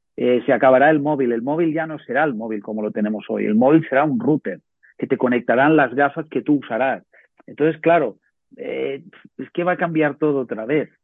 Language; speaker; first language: Spanish; native; Spanish